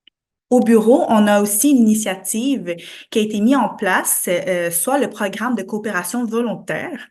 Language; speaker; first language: French; native; French